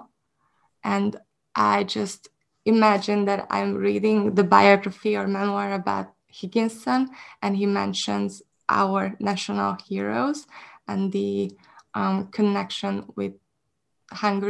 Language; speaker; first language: English; non-native, fluent; Hungarian